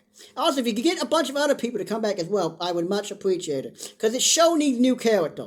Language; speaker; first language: English; native; English